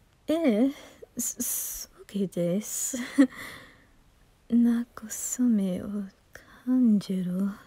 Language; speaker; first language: Japanese; non-native, learner; English